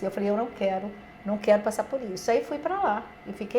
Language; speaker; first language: Portuguese; native; Portuguese